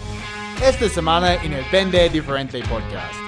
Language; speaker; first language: Spanish; non-native, fluent; English